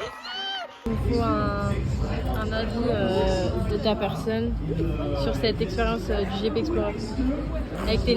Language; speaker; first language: French; native; French